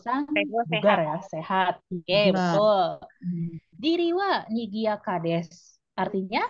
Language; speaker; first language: Indonesian; native; Indonesian